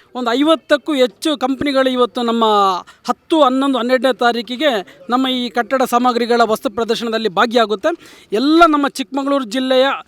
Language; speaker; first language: Kannada; native; Kannada